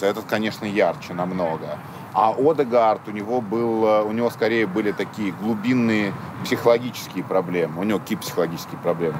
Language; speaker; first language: Russian; native; Russian